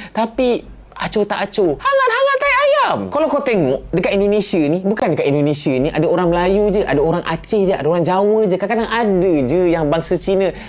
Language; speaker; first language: Malay; native; Malay